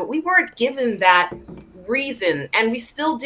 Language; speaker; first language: English; native; English